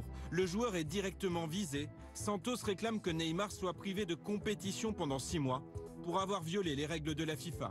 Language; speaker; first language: French; native; French